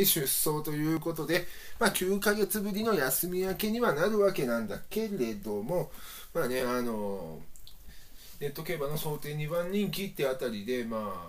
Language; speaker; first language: Japanese; native; Japanese